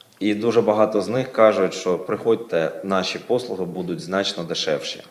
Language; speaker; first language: Ukrainian; native; Ukrainian